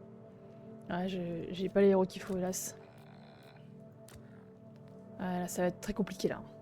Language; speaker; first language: French; native; French